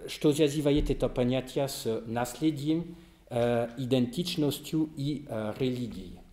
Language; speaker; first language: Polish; non-native, learner; French